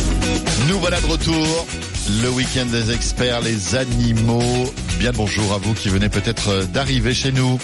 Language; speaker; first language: French; native; French